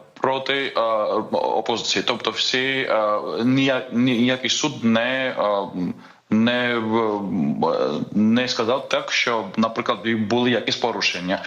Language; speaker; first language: Ukrainian; non-native, fluent; Georgian